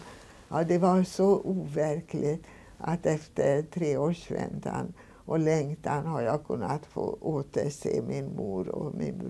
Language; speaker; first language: Swedish; non-native, fluent; Hungarian